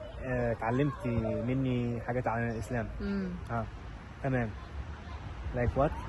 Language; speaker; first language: Arabic; native; Arabic